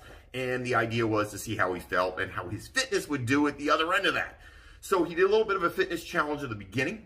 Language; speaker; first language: English; native; English